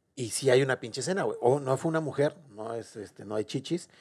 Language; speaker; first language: Spanish; native; Spanish